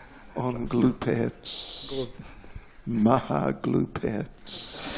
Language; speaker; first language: Russian; non-native, learner; English